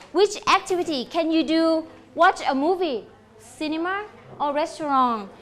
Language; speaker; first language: English; non-native, fluent; Thai